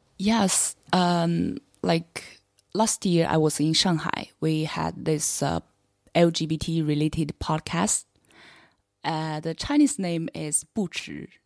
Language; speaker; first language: English; non-native, fluent; Chinese